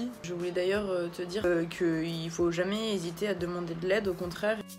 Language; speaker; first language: French; native; French